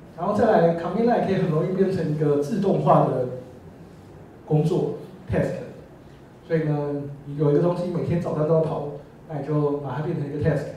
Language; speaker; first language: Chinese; native; Chinese